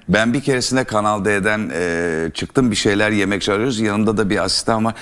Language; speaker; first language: Turkish; native; Turkish